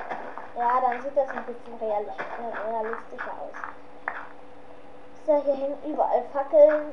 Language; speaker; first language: German; native; German